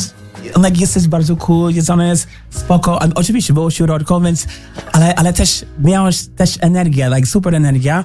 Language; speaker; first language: Polish; non-native, learner; English